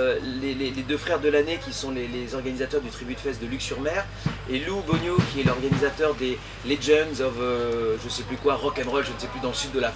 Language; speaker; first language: French; native; French